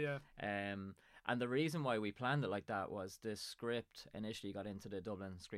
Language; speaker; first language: English; native; English